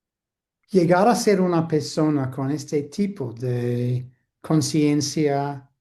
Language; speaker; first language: Spanish; non-native, fluent; English